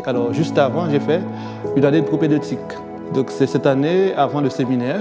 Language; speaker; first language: French; non-native, local second language; Haitian Creole